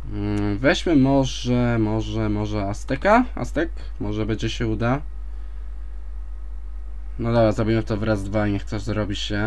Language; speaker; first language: Polish; native; Polish